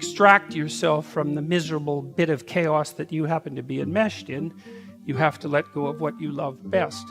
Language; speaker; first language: English; native; English